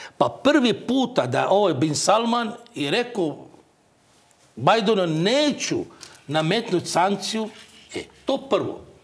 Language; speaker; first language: Croatian; non-native, fluent; Arabic